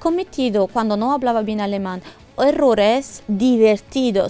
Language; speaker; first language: Spanish; non-native, fluent; Italian